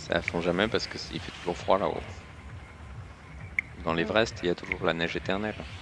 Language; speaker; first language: French; native; French